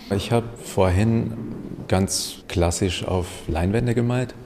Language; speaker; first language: German; non-native, fluent; Hungarian